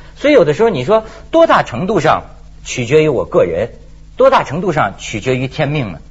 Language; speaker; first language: Chinese; native; Chinese